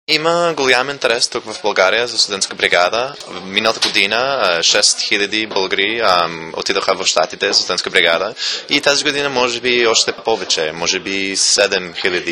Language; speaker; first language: Bulgarian; non-native, fluent; English